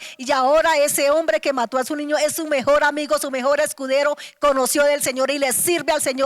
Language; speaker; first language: Spanish; native; Spanish